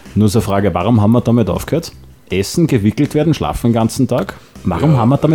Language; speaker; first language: German; native; German